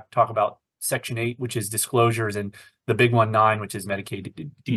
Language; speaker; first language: English; native; English